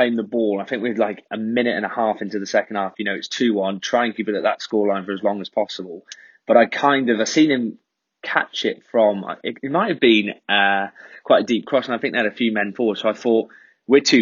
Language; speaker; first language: English; native; English